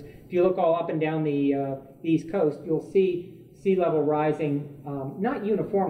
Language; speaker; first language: English; native; English